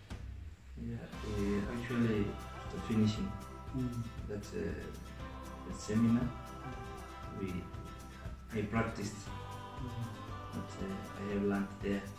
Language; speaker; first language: English; non-native, local second language; Swahili